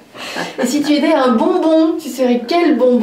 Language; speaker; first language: French; native; French